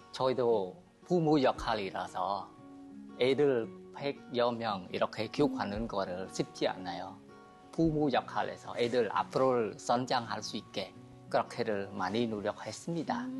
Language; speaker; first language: Korean; non-native, fluent; Khmer